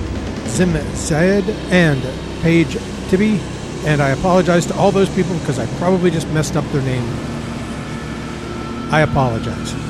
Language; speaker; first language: English; native; English